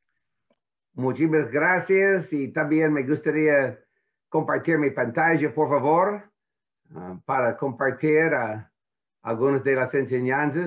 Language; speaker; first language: Spanish; non-native, fluent; English